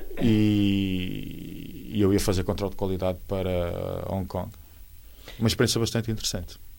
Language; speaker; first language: Portuguese; native; Portuguese